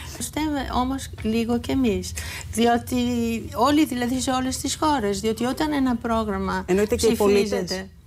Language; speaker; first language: Greek; native; Greek